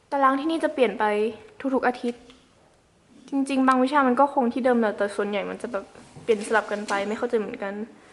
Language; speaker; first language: Thai; native; Thai